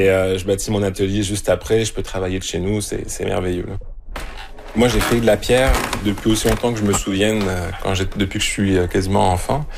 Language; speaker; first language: French; native; French